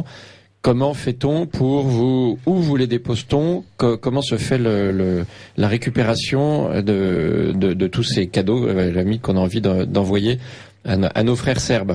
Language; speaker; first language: French; native; French